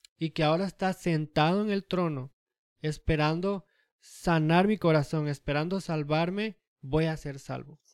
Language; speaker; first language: Spanish; early bilingual, heritage; Spanish